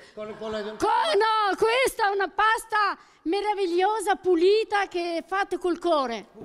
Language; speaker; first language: Italian; native; Italian